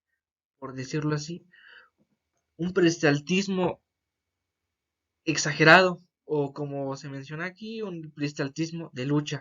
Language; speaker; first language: Spanish; native; Spanish